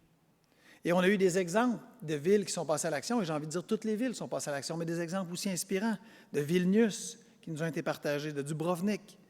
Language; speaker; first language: French; native; French